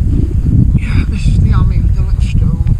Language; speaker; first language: English; native; English